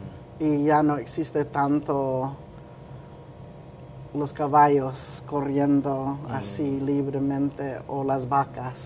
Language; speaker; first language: Spanish; early bilingual, heritage; Spanish